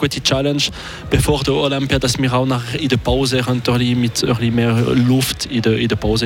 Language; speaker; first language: German; non-native, local second language; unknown